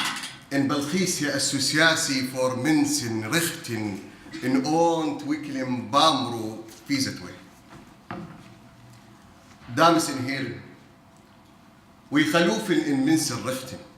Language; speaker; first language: Dutch; non-native, learner; Arabic